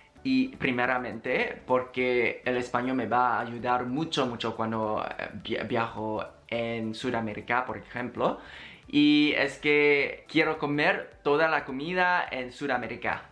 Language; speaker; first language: Spanish; non-native, learner; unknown